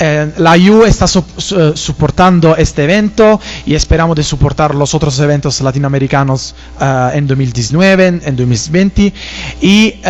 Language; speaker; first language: Spanish; non-native, fluent; Italian